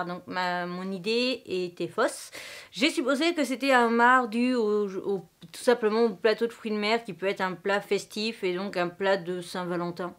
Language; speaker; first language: French; native; French